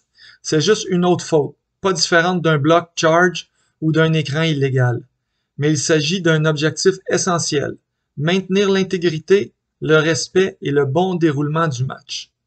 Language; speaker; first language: French; native; French